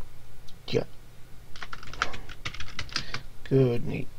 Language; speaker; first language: Japanese; non-native, learner; English